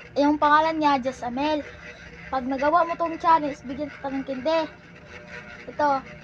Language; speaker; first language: Filipino; non-native, local second language; Cebuano